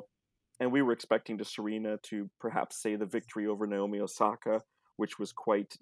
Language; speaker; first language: English; native; English